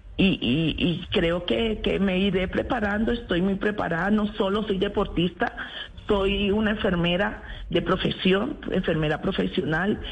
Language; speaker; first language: Spanish; native; Spanish